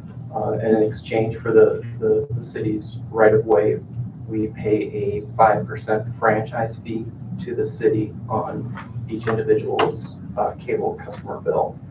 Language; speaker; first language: English; native; English